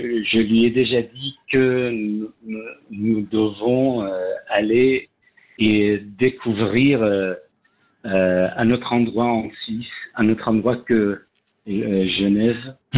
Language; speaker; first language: French; non-native, fluent; Persian